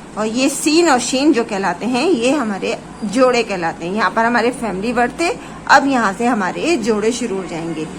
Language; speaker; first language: Hindi; native; Hindi